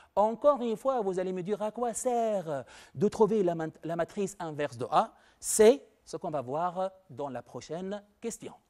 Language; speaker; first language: French; non-native, local second language; Arabic